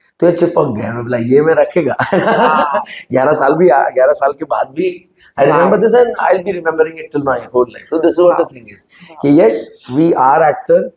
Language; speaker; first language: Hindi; non-native, local second language; Gujarati